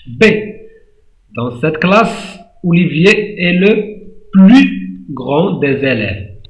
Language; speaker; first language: French; non-native, local second language; Arabic